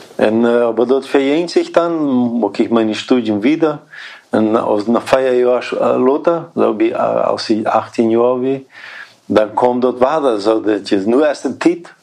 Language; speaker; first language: German; early bilingual, heritage; Plautdietsch